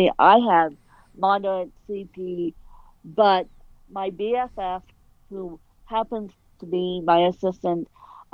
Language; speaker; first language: English; native; English